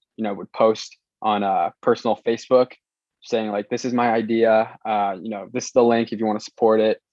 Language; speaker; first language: English; non-native, local second language; Cantonese